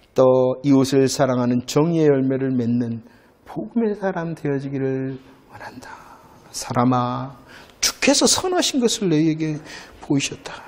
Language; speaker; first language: Korean; native; Korean